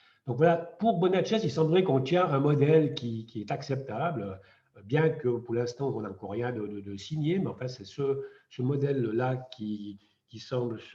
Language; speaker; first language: French; native; French